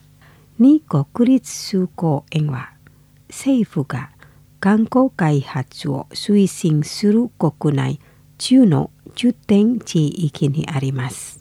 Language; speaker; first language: Japanese; non-native, fluent; Indonesian